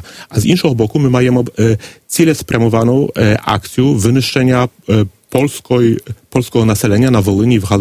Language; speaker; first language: Polish; non-native, learner; Ukrainian